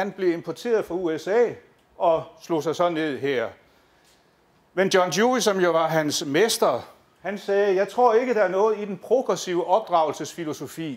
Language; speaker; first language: Danish; native; Danish